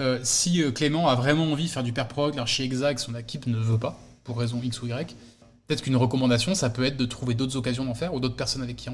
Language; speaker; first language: French; native; French